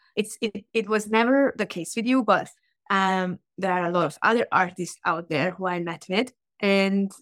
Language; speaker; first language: English; non-native, fluent; Hungarian